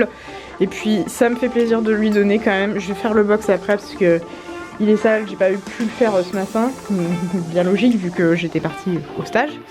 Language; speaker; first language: French; native; French